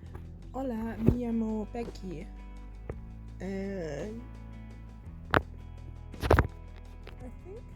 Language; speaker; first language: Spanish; non-native, learner; German